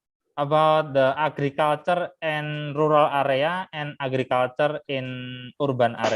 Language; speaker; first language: English; non-native, fluent; Indonesian